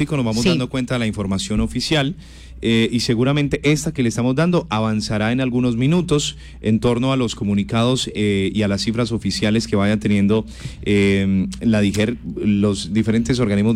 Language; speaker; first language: Spanish; native; Spanish